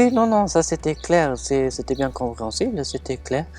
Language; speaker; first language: French; non-native, fluent; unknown